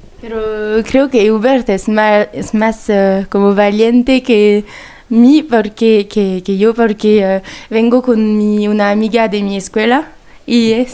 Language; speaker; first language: Spanish; non-native, learner; French